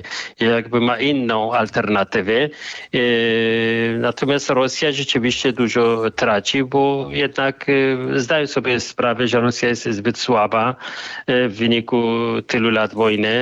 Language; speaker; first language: Polish; non-native, fluent; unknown